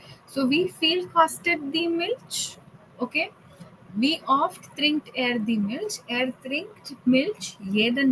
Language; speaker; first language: German; non-native, fluent; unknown